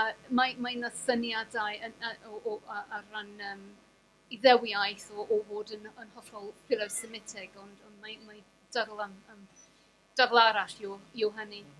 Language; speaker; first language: Welsh; non-native, fluent; English